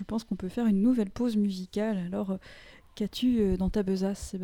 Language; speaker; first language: French; native; French